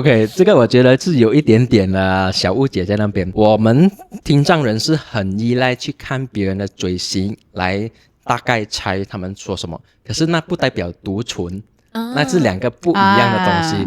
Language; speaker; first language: Chinese; non-native, local second language; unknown